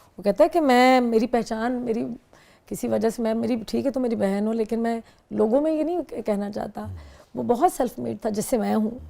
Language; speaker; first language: Urdu; non-native, local second language; Punjabi